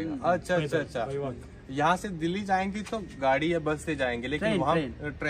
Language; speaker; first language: Hindi; native; Hindi